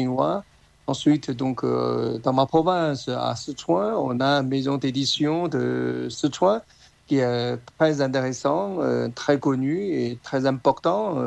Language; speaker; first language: French; non-native, learner; Chinese